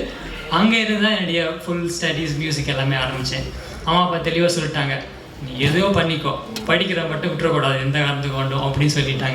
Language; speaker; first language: Tamil; native; Tamil